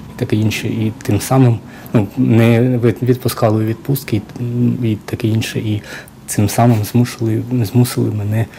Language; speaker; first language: Ukrainian; native; Ukrainian